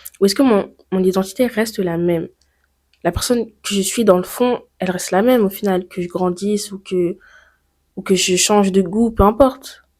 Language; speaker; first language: French; native; French